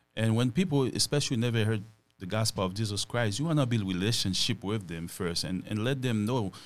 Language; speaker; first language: English; non-native, fluent; Haitian Creole